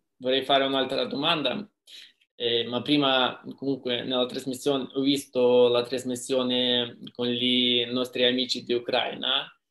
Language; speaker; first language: Italian; non-native, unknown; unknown